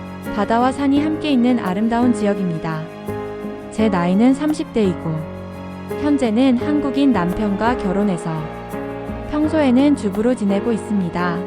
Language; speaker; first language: Korean; non-native, fluent; Japanese